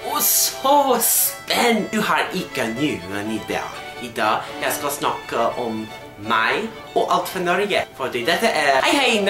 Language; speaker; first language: Norwegian; non-native, learner; English